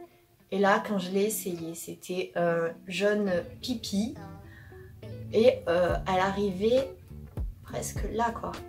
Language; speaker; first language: French; native; French